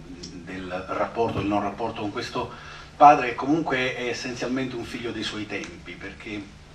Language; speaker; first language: Italian; native; Italian